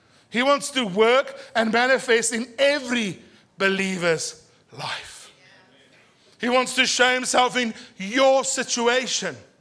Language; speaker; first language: English; non-native, local second language; Afrikaans